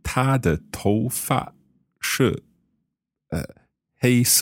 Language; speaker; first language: Chinese; non-native, learner; English